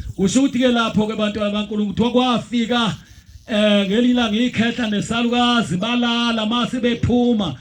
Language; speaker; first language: Zulu; native; Zulu